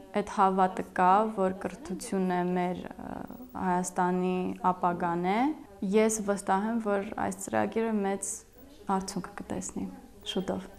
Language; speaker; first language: Armenian; early bilingual, heritage; Armenian